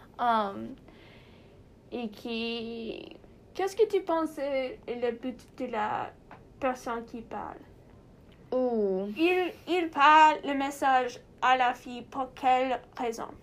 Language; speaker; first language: French; non-native, learner; English